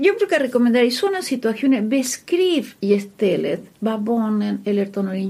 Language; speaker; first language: Swedish; non-native, fluent; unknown